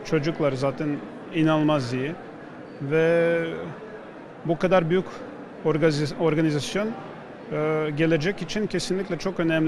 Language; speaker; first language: Turkish; non-native, fluent; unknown